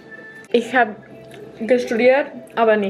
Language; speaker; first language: German; non-native, learner; English